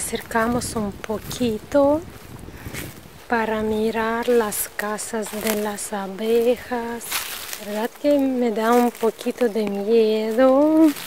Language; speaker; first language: Spanish; non-native, learner; Russian